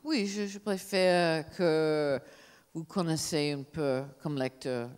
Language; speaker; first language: French; non-native, fluent; English